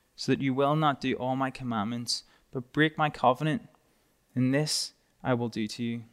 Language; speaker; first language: English; native; English